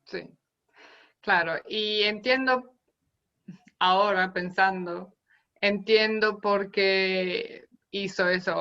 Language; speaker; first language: Spanish; non-native, fluent; Romanian